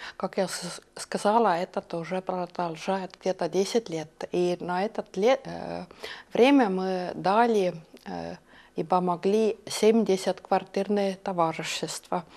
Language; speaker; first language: Russian; non-native, local second language; Estonian